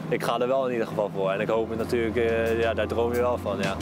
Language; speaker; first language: Dutch; native; Dutch